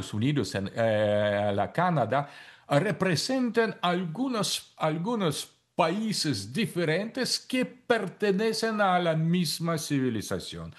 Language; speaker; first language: Spanish; non-native, fluent; Russian